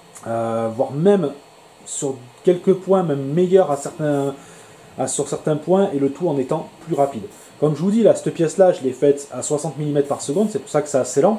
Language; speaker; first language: French; native; French